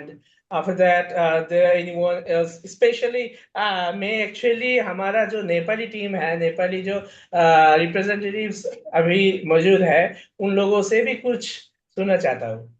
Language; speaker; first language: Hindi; non-native, fluent; Bangla